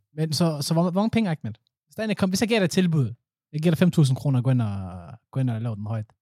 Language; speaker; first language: Danish; early bilingual, other home language; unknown